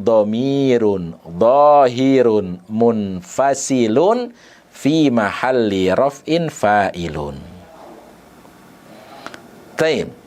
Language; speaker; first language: Arabic; non-native, fluent; Indonesian